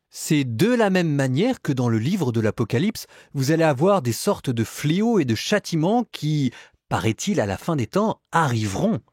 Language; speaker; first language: French; native; French